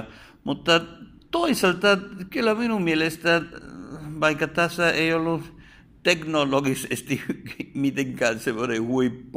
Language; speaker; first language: Finnish; non-native, fluent; Spanish